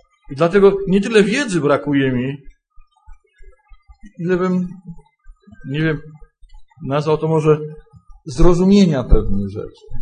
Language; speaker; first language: Polish; native; Polish